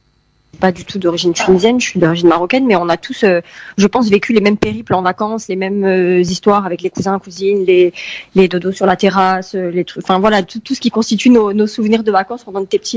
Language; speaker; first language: French; early bilingual, heritage; French